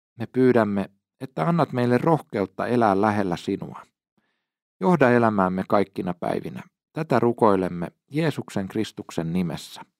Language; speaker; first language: Finnish; native; Finnish